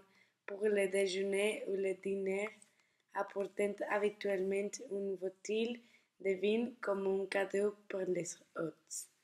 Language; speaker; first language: French; non-native, learner; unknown